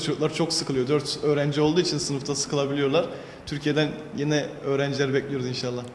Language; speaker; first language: Turkish; native; Turkish